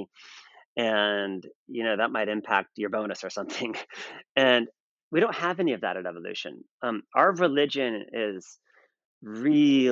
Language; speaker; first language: English; native; English